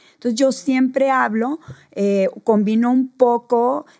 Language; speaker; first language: Spanish; native; Spanish